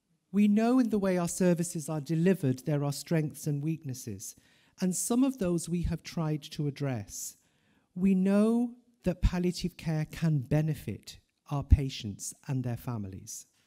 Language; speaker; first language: English; native; English